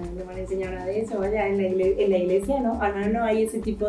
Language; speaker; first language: Spanish; native; Spanish